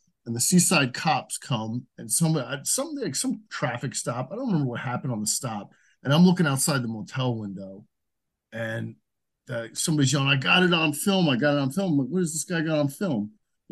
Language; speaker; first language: English; native; English